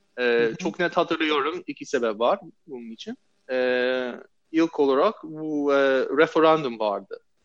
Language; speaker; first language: Turkish; non-native, fluent; English